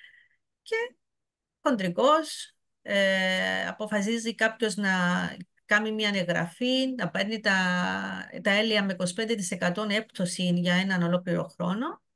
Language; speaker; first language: Greek; native; Greek